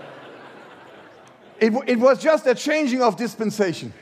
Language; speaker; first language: English; non-native, fluent; German